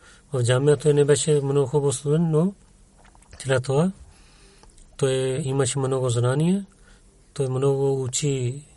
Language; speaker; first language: Bulgarian; non-native, learner; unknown